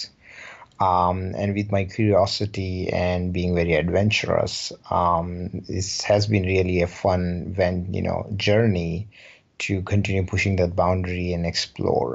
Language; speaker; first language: English; non-native, local second language; Rajasthani